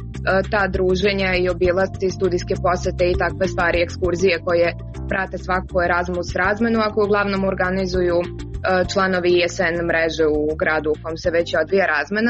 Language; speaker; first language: Serbian; native; Serbian